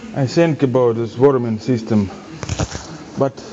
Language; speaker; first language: English; non-native, learner; Ukrainian